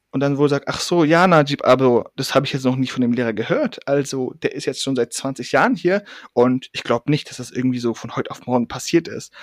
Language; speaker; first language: German; early bilingual, other home language; Persian